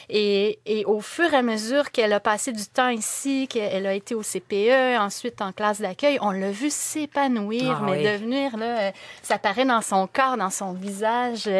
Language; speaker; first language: French; native; French